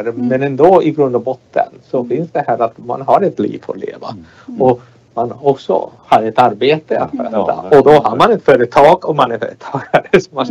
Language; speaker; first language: Swedish; non-native, fluent; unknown